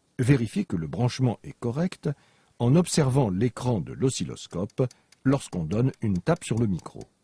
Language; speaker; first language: French; native; French